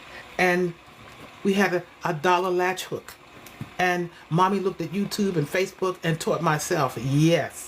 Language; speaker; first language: English; native; English